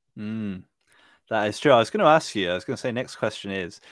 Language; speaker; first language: English; native; English